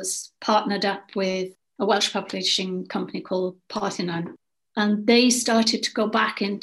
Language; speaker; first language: English; native; English